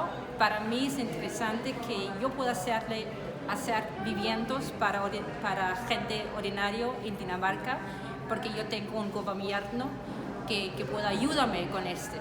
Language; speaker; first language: Spanish; non-native, learner; Danish